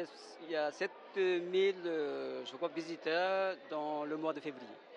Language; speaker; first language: French; non-native, fluent; Japanese